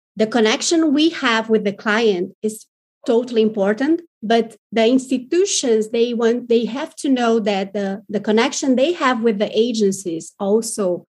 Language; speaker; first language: English; non-native, fluent; Portuguese